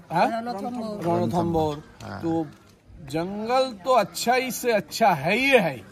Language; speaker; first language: Hindi; non-native, local second language; Bangla